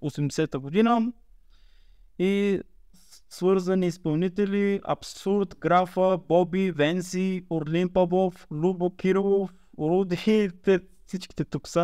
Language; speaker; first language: Bulgarian; native; Bulgarian